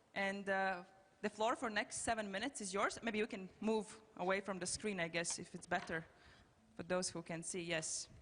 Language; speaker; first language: English; non-native, fluent; Latvian